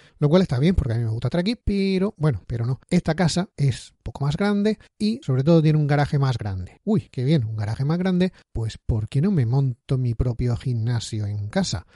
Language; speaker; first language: Spanish; native; Spanish